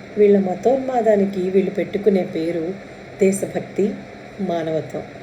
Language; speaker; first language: Telugu; native; Telugu